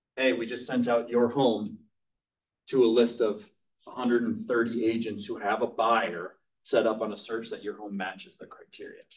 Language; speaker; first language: English; native; English